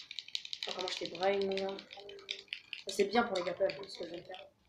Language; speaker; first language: French; native; French